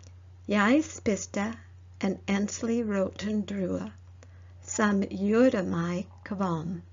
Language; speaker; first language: Norwegian; non-native, learner; English